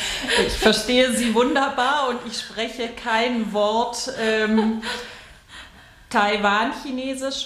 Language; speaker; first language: German; native; German